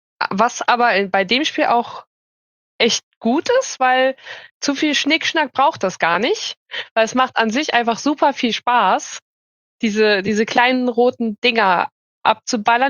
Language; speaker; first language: German; native; German